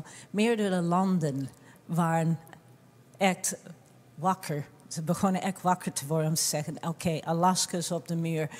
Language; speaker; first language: Dutch; non-native, fluent; English